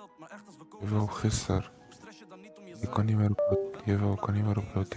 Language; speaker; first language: Dutch; early bilingual, other home language; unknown